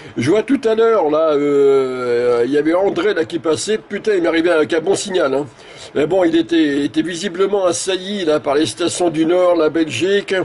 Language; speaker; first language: French; native; French